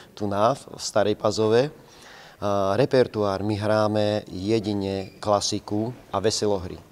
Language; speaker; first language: Slovak; native; Slovak